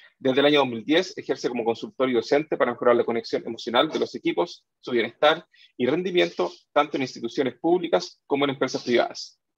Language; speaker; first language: Spanish; native; Spanish